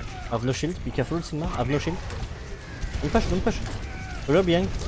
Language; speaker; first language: English; non-native, learner; French